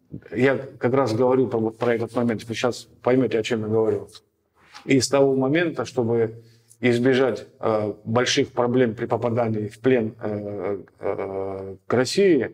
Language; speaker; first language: Russian; native; Russian